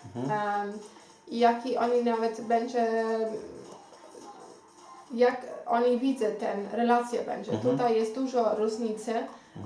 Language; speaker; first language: Polish; non-native, learner; Xhosa